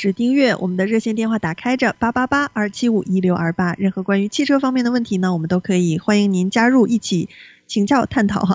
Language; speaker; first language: Chinese; native; Chinese